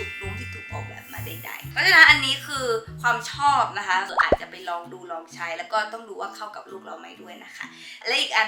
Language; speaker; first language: Thai; native; Thai